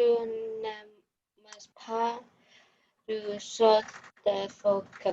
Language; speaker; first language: French; non-native, learner; Cantonese